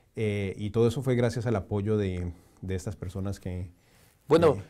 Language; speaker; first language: Spanish; native; Spanish